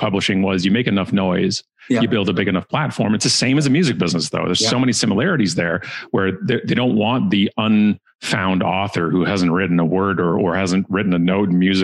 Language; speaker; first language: English; native; English